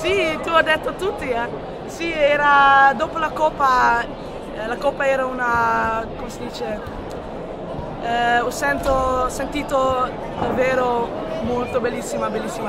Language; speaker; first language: Italian; non-native, learner; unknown